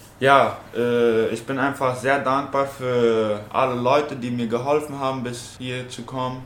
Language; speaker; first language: German; non-native, local second language; Plautdietsch